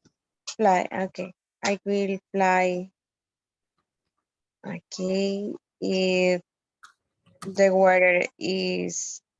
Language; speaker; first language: English; non-native, learner; Spanish